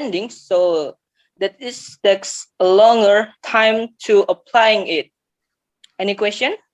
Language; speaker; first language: English; non-native, learner; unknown